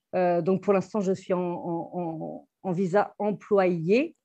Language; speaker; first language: French; native; French